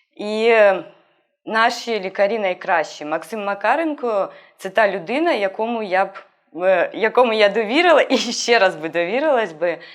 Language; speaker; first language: Ukrainian; native; Ukrainian